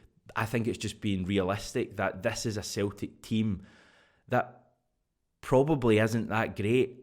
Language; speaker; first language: English; native; English